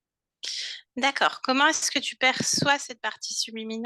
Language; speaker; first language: French; native; French